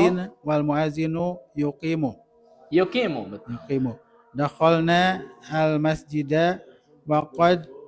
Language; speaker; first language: Arabic; non-native, learner; Indonesian